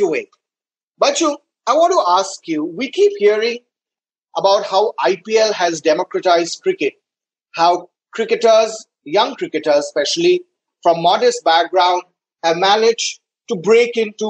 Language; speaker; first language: English; non-native, local second language; Bangla